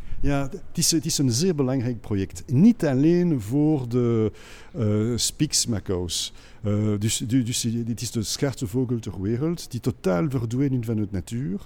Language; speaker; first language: Dutch; non-native, local second language; French